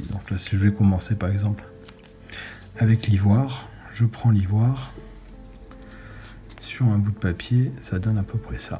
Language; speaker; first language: French; native; French